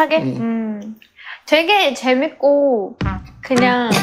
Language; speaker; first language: Korean; non-native, fluent; Chinese